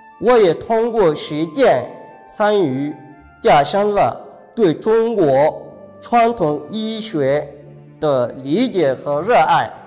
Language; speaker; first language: Chinese; non-native, fluent; Arabic